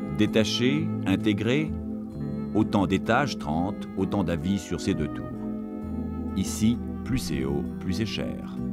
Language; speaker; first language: French; native; French